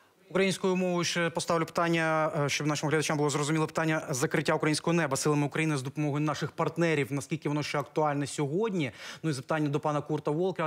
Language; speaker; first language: Ukrainian; native; Ukrainian